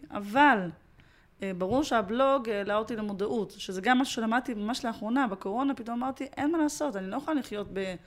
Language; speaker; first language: Hebrew; early bilingual, other home language; Russian